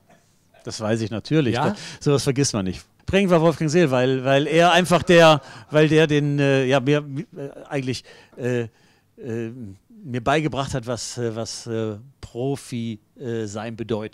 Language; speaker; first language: German; native; German